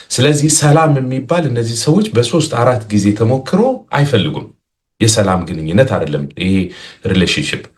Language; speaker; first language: Amharic; non-native, local second language; Tigrinya